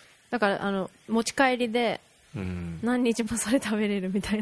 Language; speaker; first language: Japanese; native; Japanese